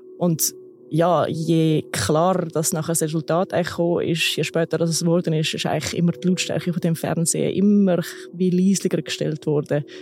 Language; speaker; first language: German; native; German